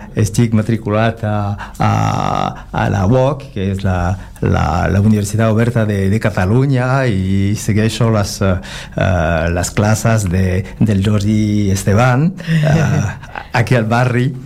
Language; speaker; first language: Catalan; non-native, learner; French